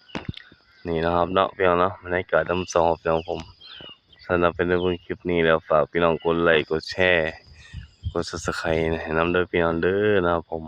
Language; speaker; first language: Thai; non-native, local second language; Northeastern Thai